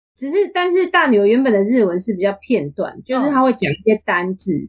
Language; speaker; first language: Chinese; native; Chinese